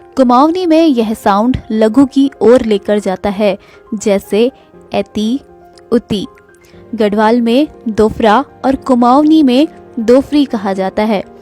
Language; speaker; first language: Hindi; native; Hindi